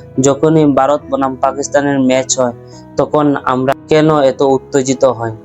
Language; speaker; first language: Bangla; non-native, local second language; Sylheti